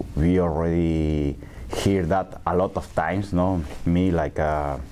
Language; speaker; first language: English; non-native, learner; Spanish